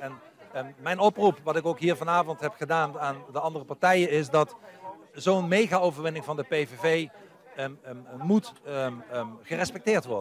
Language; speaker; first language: Dutch; native; Dutch